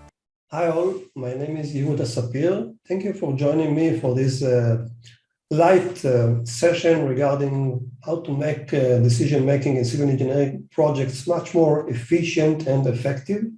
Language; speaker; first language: English; non-native, fluent; Hebrew